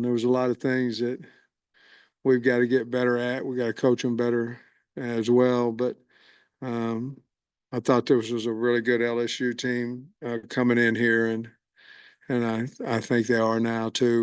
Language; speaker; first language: English; native; English